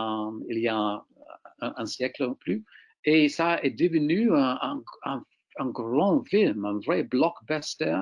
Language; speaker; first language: French; non-native, fluent; English